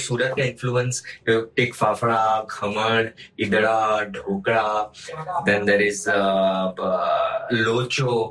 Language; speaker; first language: Hindi; non-native, local second language; Gujarati